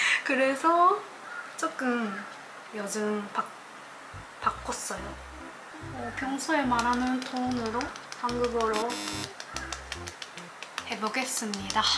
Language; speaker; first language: Korean; non-native, learner; Japanese